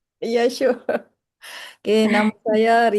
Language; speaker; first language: Indonesian; non-native, learner; Malay